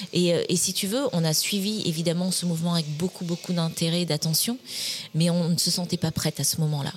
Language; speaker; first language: French; native; French